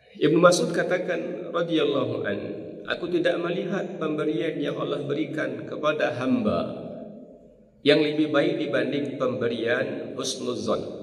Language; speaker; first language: Malay; non-native, local second language; Minangkabau